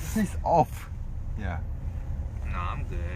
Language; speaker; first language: English; non-native, learner; Korean